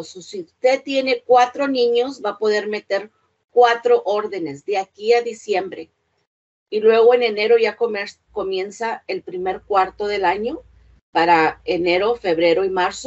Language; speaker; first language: Spanish; early bilingual, heritage; Spanish